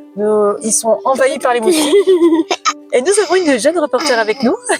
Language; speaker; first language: French; native; French